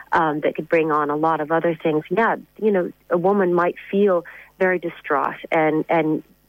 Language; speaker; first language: English; native; English